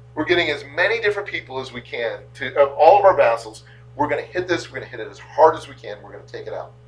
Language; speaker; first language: English; native; English